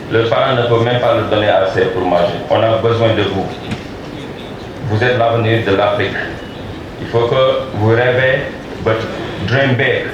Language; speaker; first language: French; non-native, local second language; Wolof